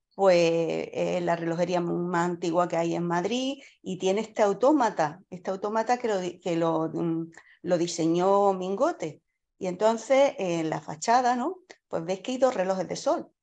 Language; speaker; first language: Spanish; native; Spanish